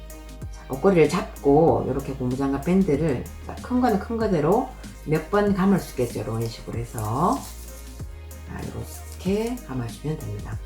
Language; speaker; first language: Korean; native; Korean